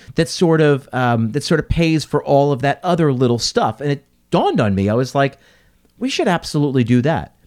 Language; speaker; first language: English; native; English